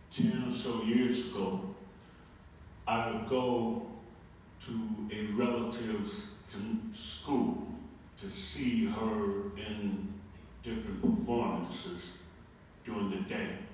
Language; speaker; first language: English; native; English